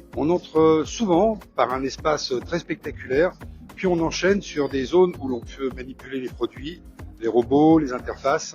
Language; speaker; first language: French; native; French